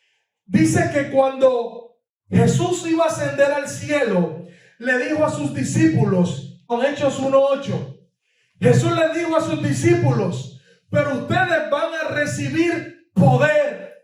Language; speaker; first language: Spanish; native; Spanish